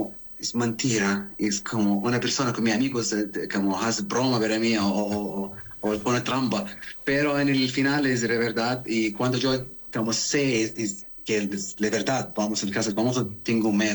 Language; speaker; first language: Spanish; non-native, learner; Arabic